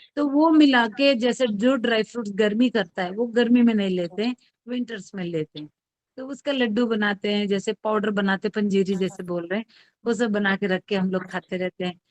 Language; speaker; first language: Hindi; non-native, local second language; Telugu